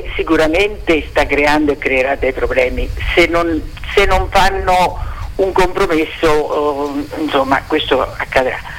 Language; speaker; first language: Italian; native; Italian